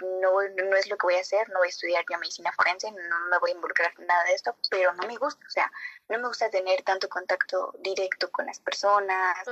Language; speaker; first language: Spanish; native; Spanish